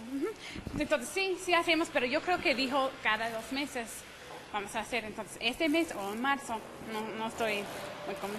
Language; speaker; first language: Spanish; non-native, fluent; English